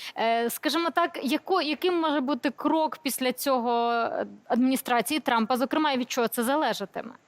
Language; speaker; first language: Ukrainian; native; Ukrainian